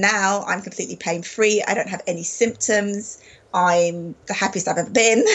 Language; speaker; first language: English; native; English